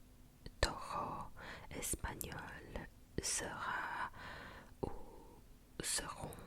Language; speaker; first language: French; non-native, fluent; Japanese